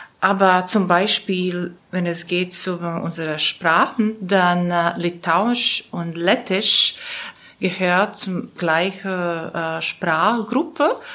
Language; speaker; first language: German; non-native, learner; Latvian